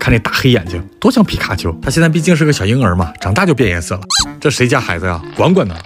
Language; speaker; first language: Chinese; native; Chinese